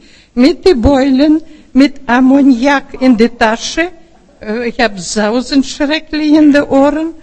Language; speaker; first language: German; non-native, fluent; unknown